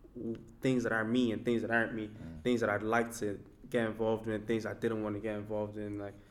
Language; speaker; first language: English; non-native, local second language; Yoruba